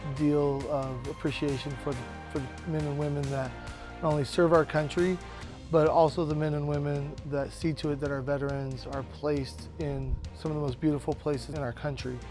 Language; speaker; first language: English; native; English